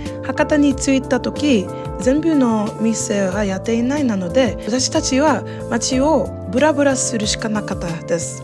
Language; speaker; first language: Japanese; non-native, learner; English